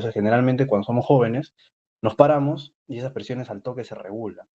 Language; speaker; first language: Spanish; native; Spanish